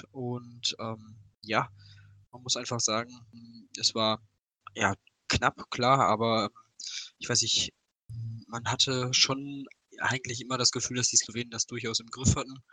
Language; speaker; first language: German; native; German